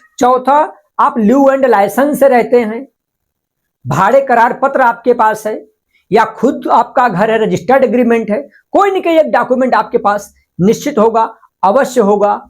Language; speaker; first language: Hindi; non-native, local second language; Marathi